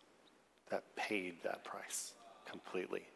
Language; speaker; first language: English; native; English